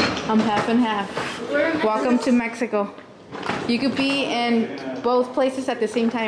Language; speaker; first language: English; early bilingual, other home language; Spanish